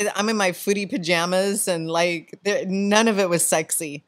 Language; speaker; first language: English; native; English